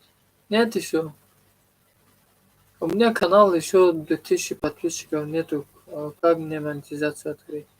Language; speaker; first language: Russian; non-native, learner; Tajik